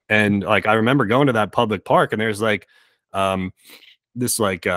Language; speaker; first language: English; native; English